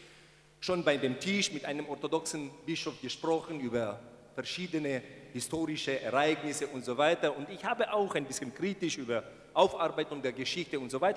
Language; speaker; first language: German; non-native, fluent; Ukrainian